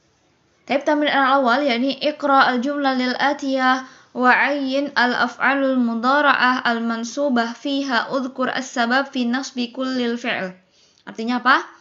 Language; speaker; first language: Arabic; non-native, fluent; Indonesian